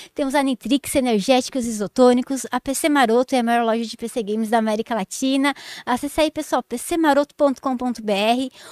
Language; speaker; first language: Portuguese; native; Portuguese